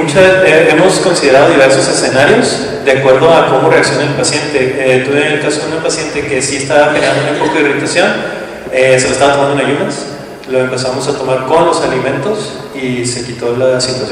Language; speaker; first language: Spanish; native; Spanish